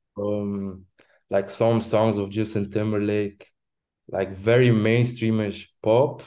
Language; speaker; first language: English; non-native, fluent; French